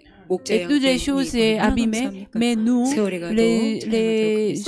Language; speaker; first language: French; non-native, learner; Korean